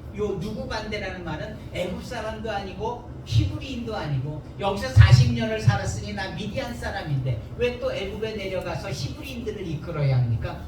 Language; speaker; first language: Korean; native; Korean